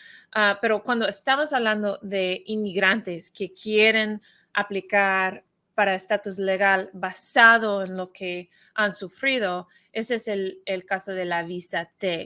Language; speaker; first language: Spanish; non-native, fluent; English